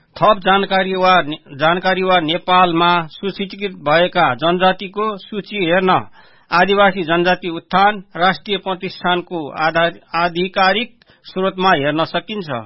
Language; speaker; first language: Nepali; non-native, local second language; Newari